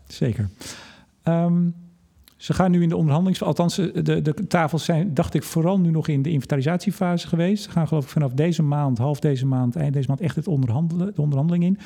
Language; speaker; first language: Dutch; native; Dutch